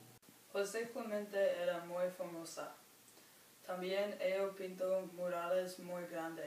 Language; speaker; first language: Spanish; non-native, learner; English